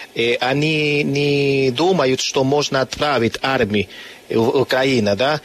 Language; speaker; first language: Russian; non-native, learner; Spanish